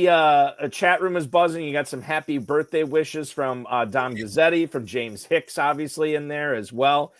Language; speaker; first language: English; native; English